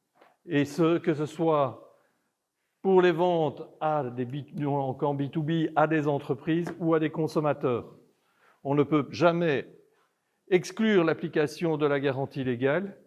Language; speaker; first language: French; native; French